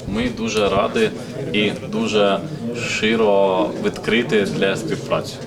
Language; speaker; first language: Ukrainian; non-native, learner; Lithuanian